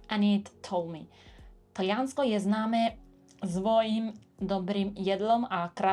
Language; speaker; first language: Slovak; non-native, learner; Italian